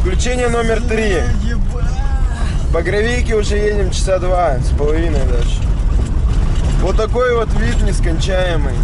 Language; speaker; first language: Russian; native; Russian